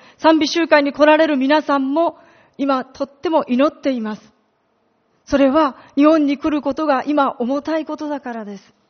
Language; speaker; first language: Japanese; native; Japanese